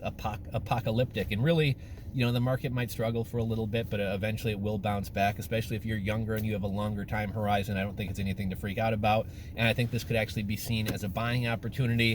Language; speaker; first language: English; native; English